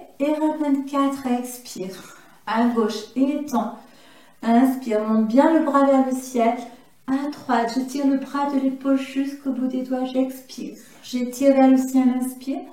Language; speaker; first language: French; native; French